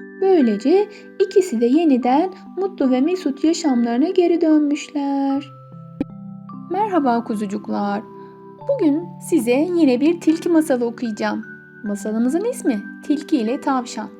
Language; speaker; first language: Turkish; native; Turkish